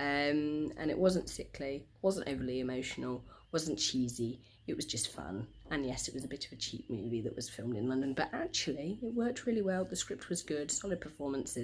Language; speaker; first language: English; native; English